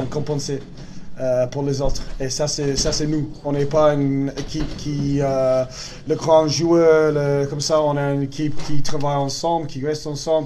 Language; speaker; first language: French; non-native, learner; English